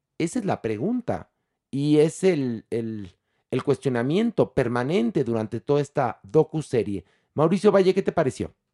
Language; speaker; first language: Spanish; native; Spanish